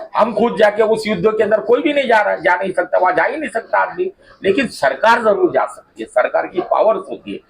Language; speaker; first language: Hindi; non-native, local second language; Marathi